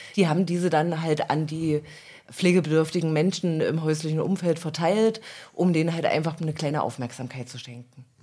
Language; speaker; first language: German; native; German